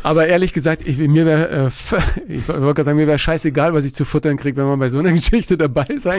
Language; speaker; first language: German; native; German